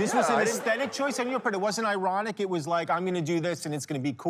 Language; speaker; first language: English; native; English